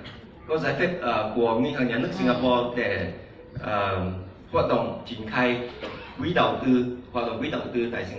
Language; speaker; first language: Vietnamese; non-native, fluent; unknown